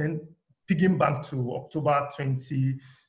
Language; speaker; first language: English; non-native, local second language; Yoruba